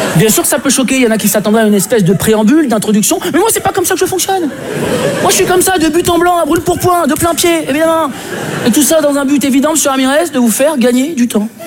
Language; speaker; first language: French; native; French